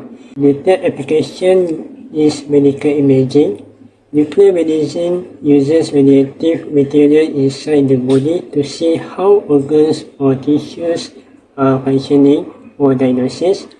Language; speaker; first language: English; non-native, learner; Malay